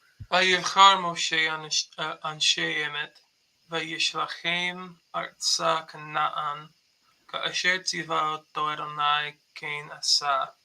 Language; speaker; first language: Hebrew; non-native, learner; English